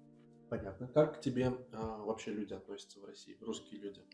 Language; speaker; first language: Russian; native; Russian